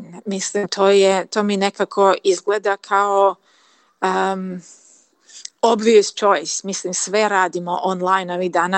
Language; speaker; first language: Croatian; early bilingual, heritage; Croatian